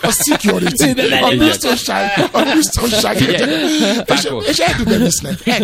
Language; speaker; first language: Hungarian; non-native, fluent; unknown